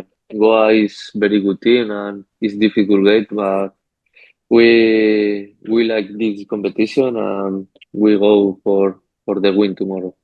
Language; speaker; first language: English; non-native, learner; Spanish